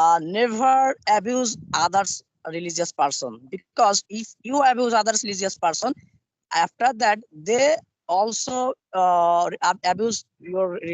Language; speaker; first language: English; non-native, learner; Bangla